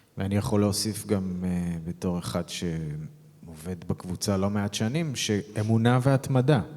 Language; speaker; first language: Hebrew; native; Hebrew